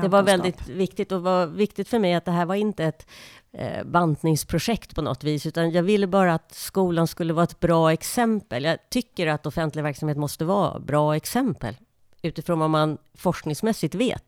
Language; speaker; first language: Swedish; native; Swedish